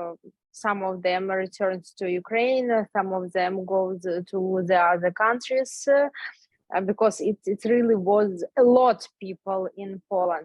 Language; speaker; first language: English; non-native, learner; Ukrainian